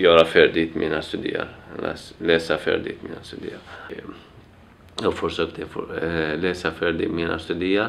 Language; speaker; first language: Swedish; non-native, learner; Arabic